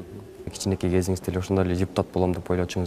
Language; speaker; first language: Kyrgyz; native; Kyrgyz